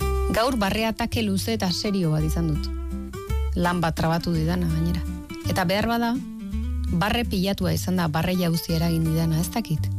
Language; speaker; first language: Basque; native; Basque